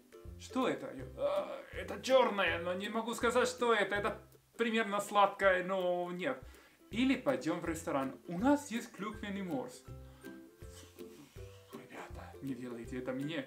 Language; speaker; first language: Russian; non-native, fluent; Spanish